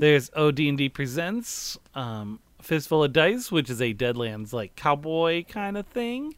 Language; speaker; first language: English; native; English